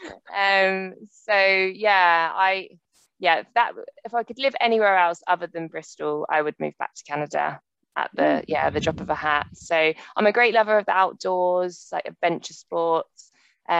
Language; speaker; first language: English; native; English